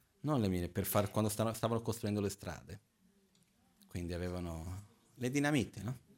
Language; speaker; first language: Italian; non-native, fluent; Portuguese